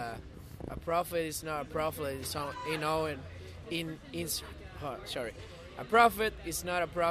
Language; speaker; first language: English; non-native, fluent; Spanish